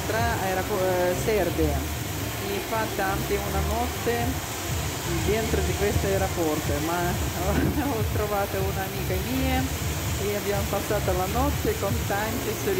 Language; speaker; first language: Italian; non-native, learner; Russian